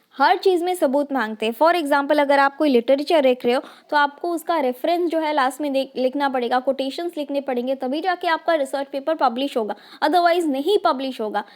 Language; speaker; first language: Hindi; non-native, local second language; Assamese